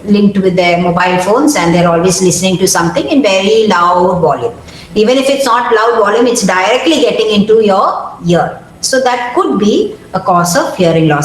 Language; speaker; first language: English; non-native, local second language; Malayalam